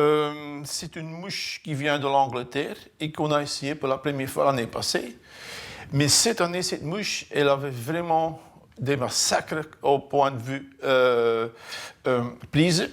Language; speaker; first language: French; non-native, fluent; Dutch